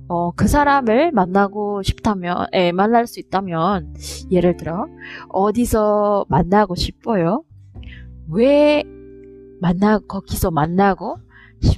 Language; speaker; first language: Korean; non-native, fluent; Indonesian